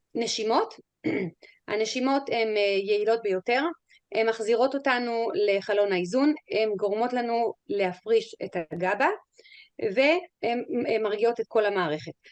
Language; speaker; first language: Hebrew; non-native, fluent; English